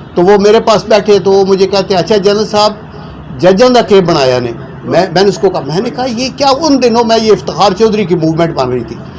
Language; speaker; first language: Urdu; non-native, local second language; Punjabi